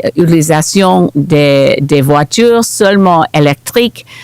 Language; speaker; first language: French; non-native, local second language; English